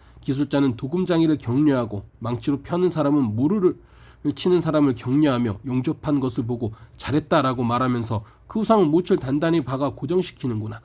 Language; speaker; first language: Korean; native; Korean